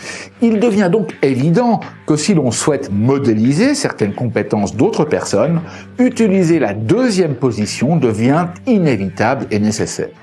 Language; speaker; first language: French; native; French